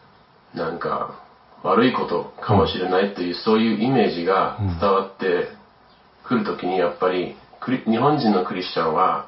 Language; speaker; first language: Japanese; early bilingual, other home language; English